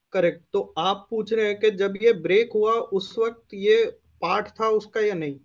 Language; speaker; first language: Hindi; native; Hindi